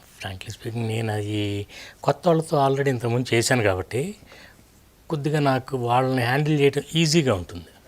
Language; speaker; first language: Telugu; native; Telugu